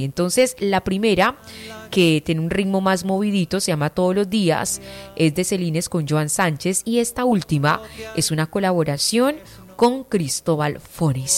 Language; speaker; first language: Spanish; native; Spanish